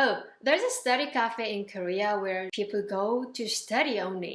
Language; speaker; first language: English; non-native, fluent; Korean